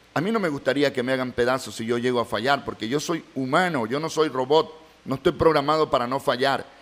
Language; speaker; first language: Spanish; native; Spanish